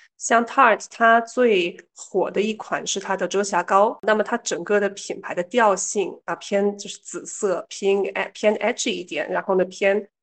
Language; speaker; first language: Chinese; early bilingual, heritage; Chinese